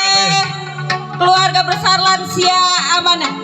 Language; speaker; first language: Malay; non-native, local second language; Sundanese